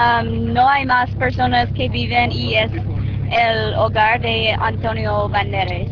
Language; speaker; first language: Spanish; non-native, learner; English